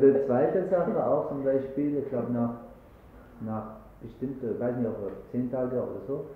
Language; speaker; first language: German; non-native, learner; Arabic